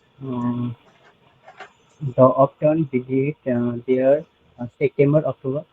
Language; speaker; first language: English; non-native, learner; Nepali